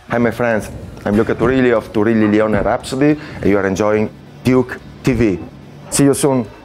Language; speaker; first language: English; non-native, fluent; Italian